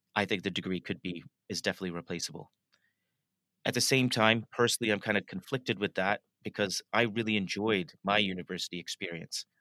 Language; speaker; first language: English; native; English